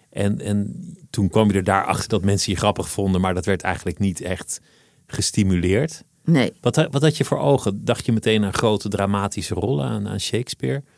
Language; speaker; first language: Dutch; native; Dutch